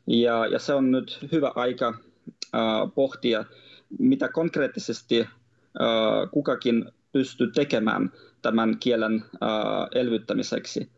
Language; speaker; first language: Finnish; non-native, fluent; Russian